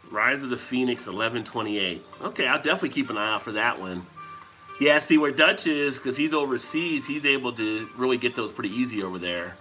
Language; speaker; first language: English; native; English